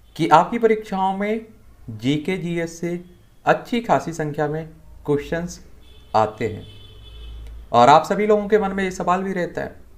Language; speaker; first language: Hindi; native; Hindi